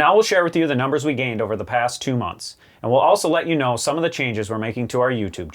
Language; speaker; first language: English; native; English